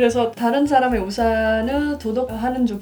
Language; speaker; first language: Korean; non-native, learner; Indonesian